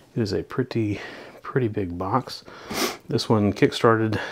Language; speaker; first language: English; native; English